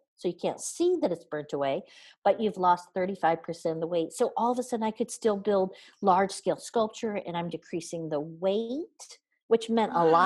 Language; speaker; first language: English; native; English